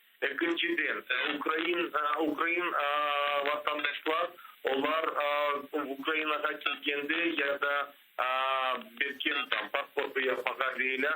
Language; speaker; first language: Turkish; non-native, learner; Crimean Tatar